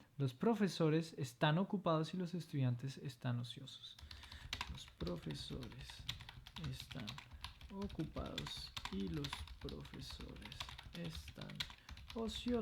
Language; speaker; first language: Spanish; non-native, fluent; French